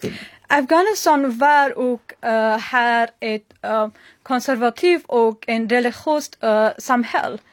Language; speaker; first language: Swedish; non-native, learner; Persian